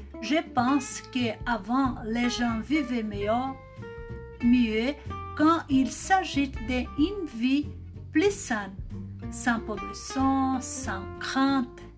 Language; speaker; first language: French; non-native, learner; Portuguese